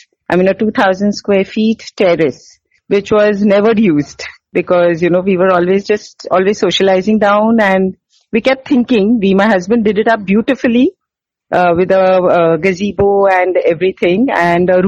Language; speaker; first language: English; non-native, local second language; Hindi